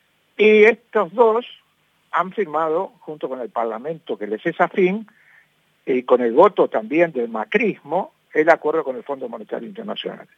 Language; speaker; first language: Spanish; native; Spanish